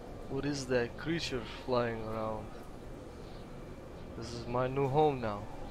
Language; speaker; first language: English; non-native, fluent; Russian